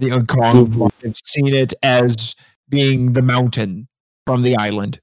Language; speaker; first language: English; native; English